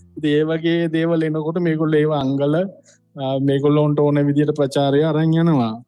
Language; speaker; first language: Sinhala; non-native, local second language; Tamil